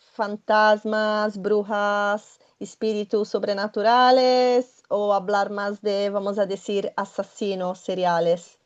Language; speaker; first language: Spanish; non-native, fluent; Portuguese